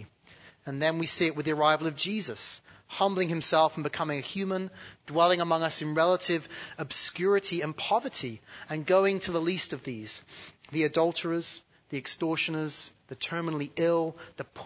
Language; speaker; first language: English; native; English